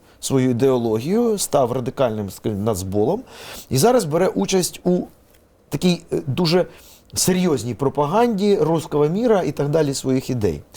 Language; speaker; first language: Ukrainian; non-native, local second language; Russian